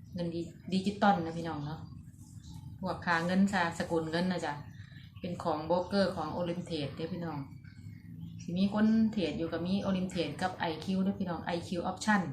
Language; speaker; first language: Thai; native; Thai